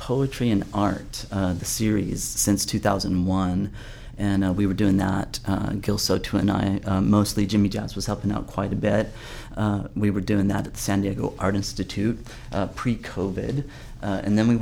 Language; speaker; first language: English; native; English